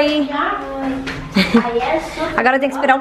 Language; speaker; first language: Portuguese; native; Portuguese